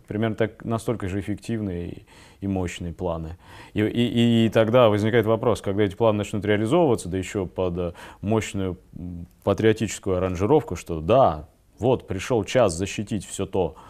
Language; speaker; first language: Russian; native; Russian